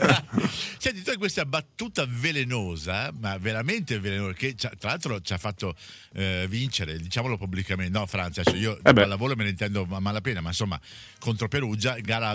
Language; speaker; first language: Italian; native; Italian